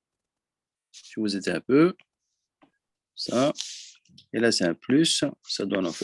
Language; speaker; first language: French; native; French